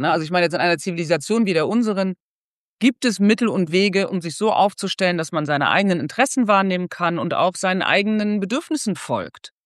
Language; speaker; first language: German; native; German